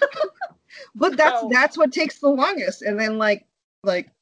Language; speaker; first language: English; native; English